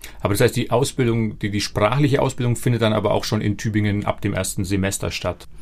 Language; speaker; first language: German; native; German